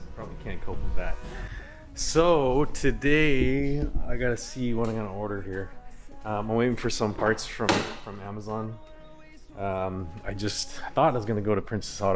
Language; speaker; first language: English; native; English